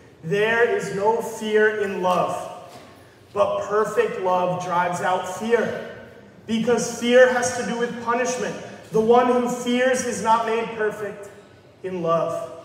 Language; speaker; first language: English; native; English